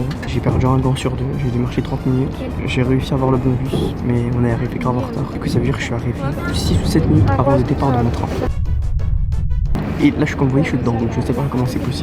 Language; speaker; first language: French; native; French